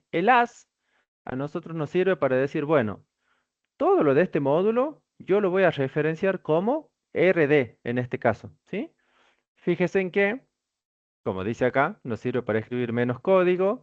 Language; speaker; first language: Spanish; native; Spanish